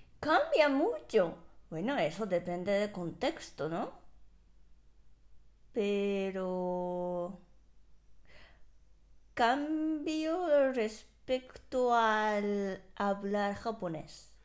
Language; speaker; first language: Spanish; non-native, fluent; Japanese